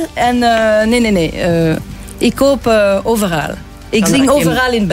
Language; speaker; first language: Dutch; non-native, local second language; French